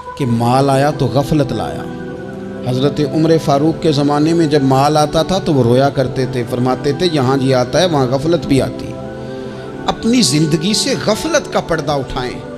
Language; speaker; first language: Urdu; non-native, local second language; Punjabi